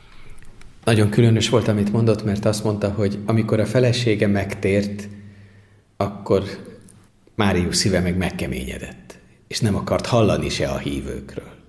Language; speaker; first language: Hungarian; native; Hungarian